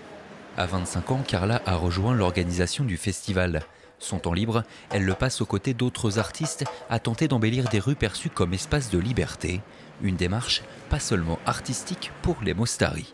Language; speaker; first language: French; native; French